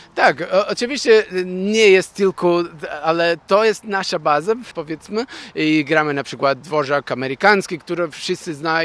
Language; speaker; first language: Polish; non-native, learner; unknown